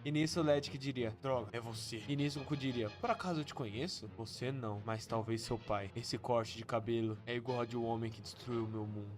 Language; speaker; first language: Portuguese; native; Portuguese